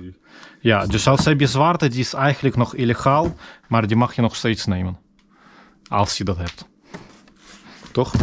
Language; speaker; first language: Dutch; non-native, fluent; Russian